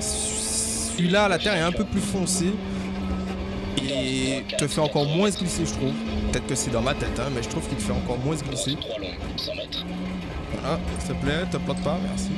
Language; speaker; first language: French; native; French